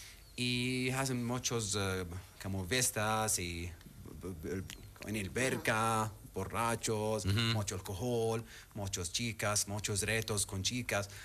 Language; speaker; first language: Spanish; non-native, learner; Arabic